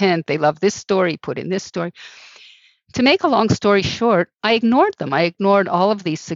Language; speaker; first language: English; native; English